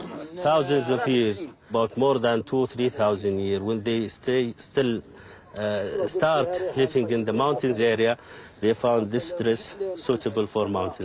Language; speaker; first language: English; non-native, fluent; Arabic